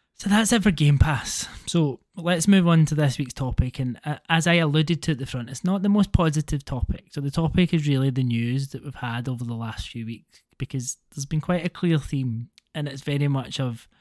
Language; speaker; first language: English; native; English